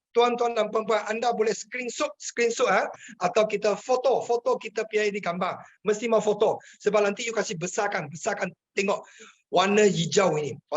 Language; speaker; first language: Malay; non-native, local second language; Chinese